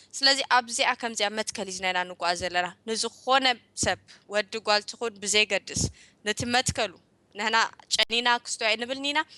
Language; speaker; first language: Tigrinya; early bilingual, heritage; Tigrinya